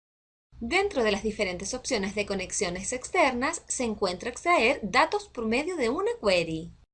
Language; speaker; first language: Spanish; native; Spanish